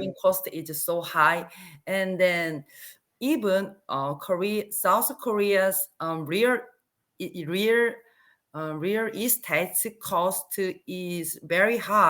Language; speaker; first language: English; non-native, learner; Korean